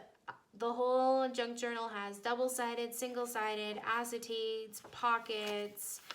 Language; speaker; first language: English; native; English